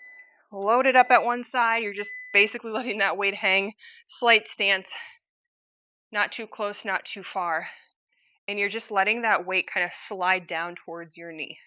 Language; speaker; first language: English; native; English